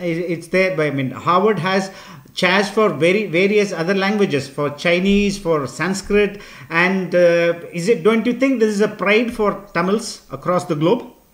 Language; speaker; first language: English; non-native, local second language; Tamil